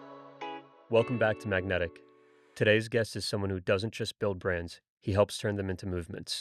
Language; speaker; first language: English; native; English